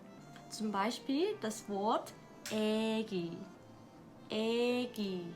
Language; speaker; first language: German; non-native, learner; Korean